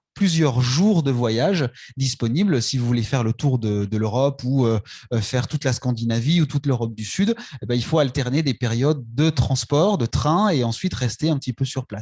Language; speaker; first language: French; native; French